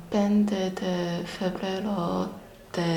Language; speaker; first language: Spanish; non-native, learner; Chinese